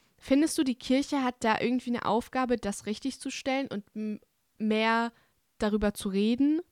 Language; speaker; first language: German; native; German